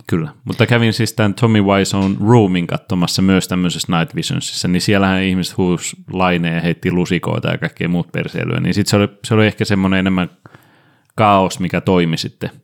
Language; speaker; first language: Finnish; native; Finnish